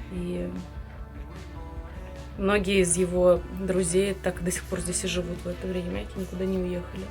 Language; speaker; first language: Russian; native; Russian